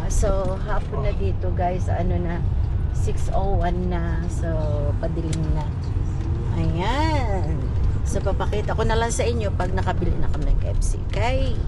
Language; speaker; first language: Filipino; non-native, local second language; Cebuano